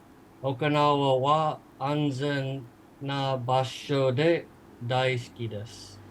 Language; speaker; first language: Japanese; non-native, learner; English